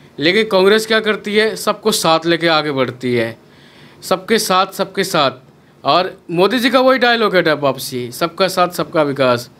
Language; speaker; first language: Hindi; native; Hindi